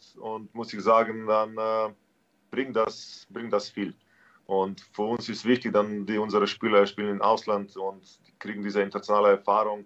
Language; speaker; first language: German; non-native, learner; Slovenian